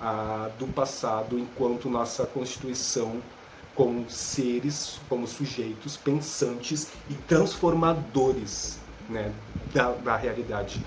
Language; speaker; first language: Portuguese; native; Portuguese